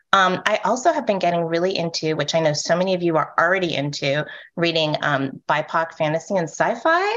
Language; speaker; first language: English; native; English